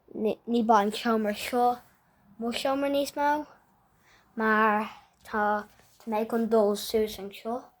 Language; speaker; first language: Irish; non-native, local second language; English